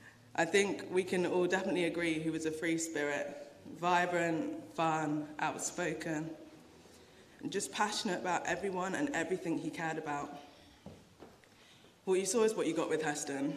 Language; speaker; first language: English; native; English